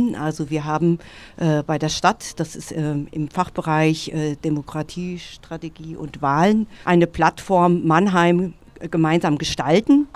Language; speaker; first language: German; native; German